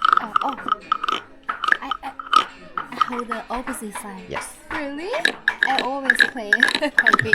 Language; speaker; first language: English; non-native, learner; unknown